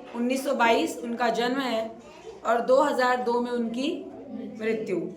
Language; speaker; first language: Hindi; non-native, local second language; Marathi